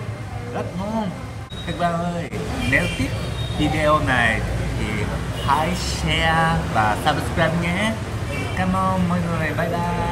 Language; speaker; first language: Vietnamese; non-native, learner; Japanese